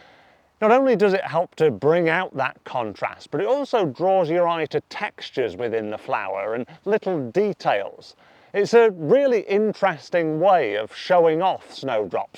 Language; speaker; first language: English; native; English